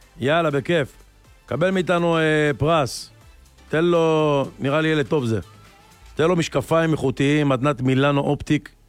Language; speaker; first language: Hebrew; native; Hebrew